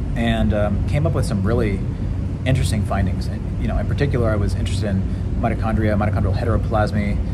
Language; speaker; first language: English; native; English